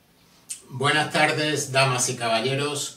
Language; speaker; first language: Spanish; native; Spanish